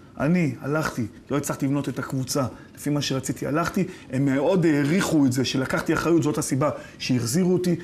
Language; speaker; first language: Hebrew; native; Hebrew